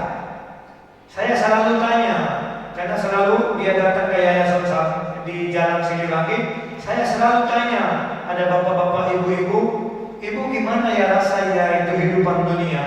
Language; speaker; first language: Indonesian; non-native, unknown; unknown